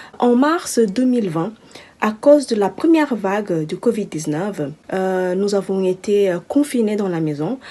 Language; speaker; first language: French; non-native, learner; Kabuverdianu